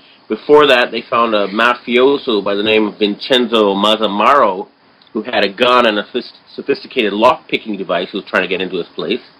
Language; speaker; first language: English; native; English